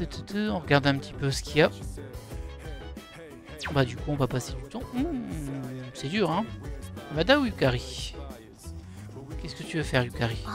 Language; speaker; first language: French; native; French